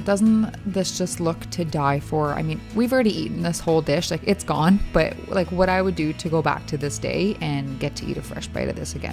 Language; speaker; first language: English; native; English